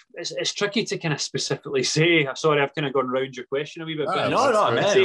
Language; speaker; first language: English; native; English